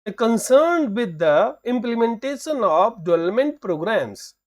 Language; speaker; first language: English; non-native, local second language; Hindi